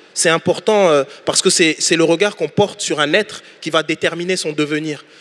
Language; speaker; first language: French; native; French